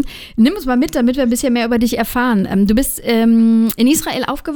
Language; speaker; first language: German; native; German